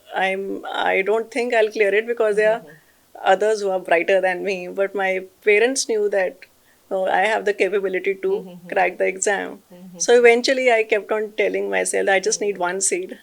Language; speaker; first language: English; non-native, local second language; Punjabi